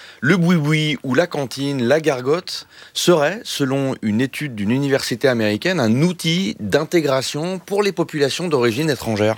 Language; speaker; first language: French; native; French